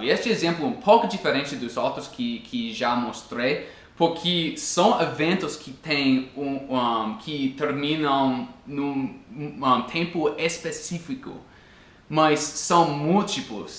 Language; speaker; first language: Portuguese; non-native, fluent; English